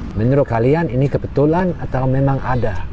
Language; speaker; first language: Indonesian; non-native, fluent; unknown